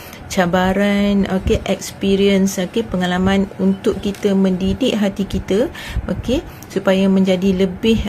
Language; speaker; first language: Malay; native; Malay